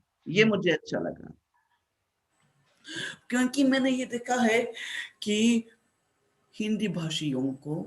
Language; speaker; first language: Hindi; non-native, fluent; Russian